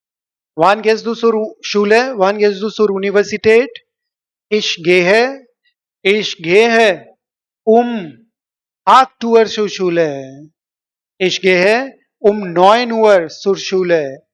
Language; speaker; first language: German; non-native, learner; Hindi